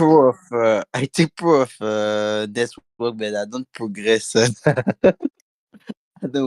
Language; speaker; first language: English; non-native, learner; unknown